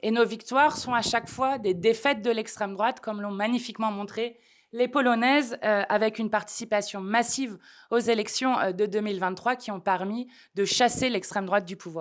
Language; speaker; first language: French; native; French